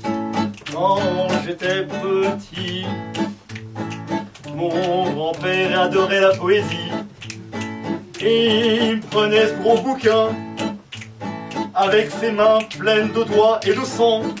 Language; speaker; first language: French; native; French